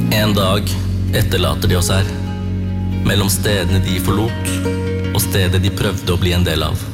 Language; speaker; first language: Norwegian; early bilingual, other home language; Tamil